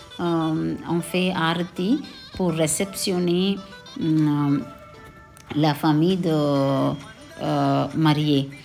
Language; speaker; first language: French; non-native, local second language; Tamil